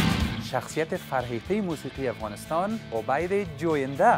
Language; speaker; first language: Persian; native; Persian